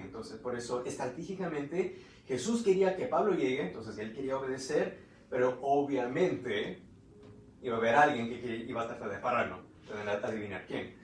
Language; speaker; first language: Spanish; early bilingual, heritage; Spanish